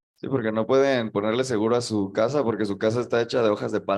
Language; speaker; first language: Spanish; native; Spanish